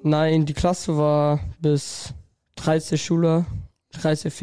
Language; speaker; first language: German; non-native, learner; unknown